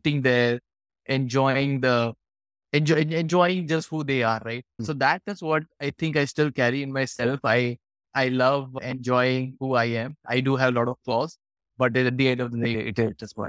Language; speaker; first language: English; non-native, local second language; Hindi